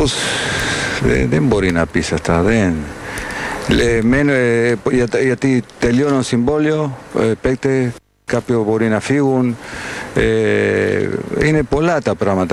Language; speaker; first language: Greek; non-native, fluent; Spanish